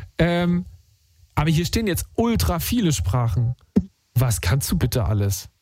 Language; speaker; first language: German; native; German